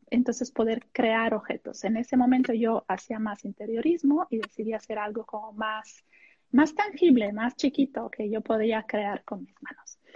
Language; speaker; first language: Spanish; non-native, fluent; Italian